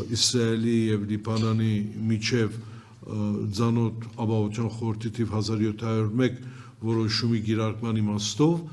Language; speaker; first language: Armenian; early bilingual, heritage; Armenian